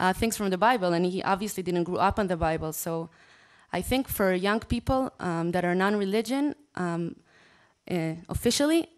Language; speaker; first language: English; non-native, fluent; Hebrew